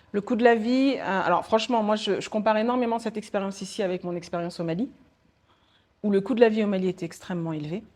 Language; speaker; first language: French; early bilingual, other home language; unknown